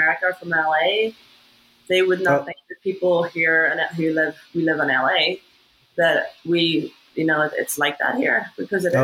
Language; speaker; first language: English; native; English